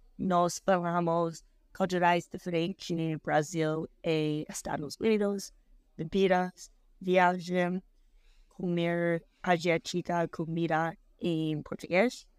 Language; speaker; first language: Portuguese; non-native, learner; English